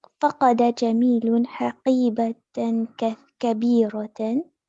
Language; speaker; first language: Arabic; non-native, learner; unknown